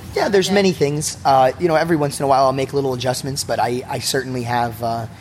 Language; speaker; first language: English; native; English